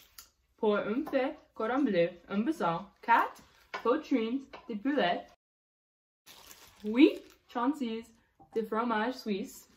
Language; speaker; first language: French; non-native, learner; English